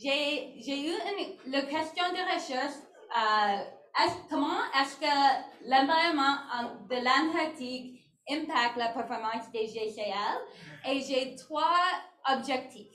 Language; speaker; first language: French; non-native, learner; English